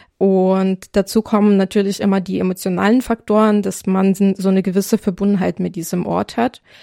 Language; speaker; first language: German; non-native, fluent; Ukrainian